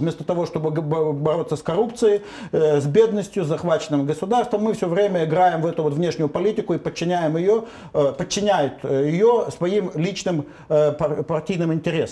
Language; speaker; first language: Russian; native; Russian